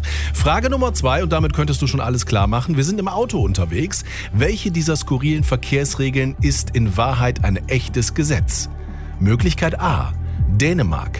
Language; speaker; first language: German; native; German